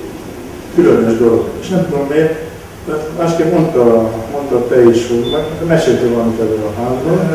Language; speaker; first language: Hungarian; non-native, local second language; Romanian